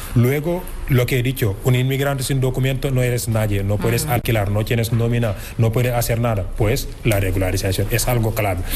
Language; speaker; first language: Spanish; non-native, fluent; Wolof